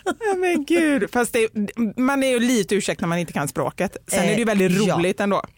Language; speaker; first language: Swedish; native; Swedish